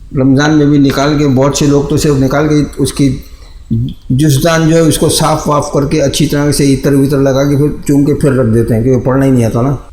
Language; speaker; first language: Urdu; native; Urdu